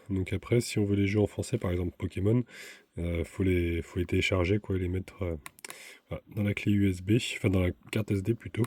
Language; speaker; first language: French; native; French